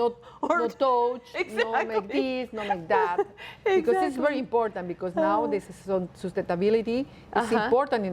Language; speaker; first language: English; non-native, learner; Spanish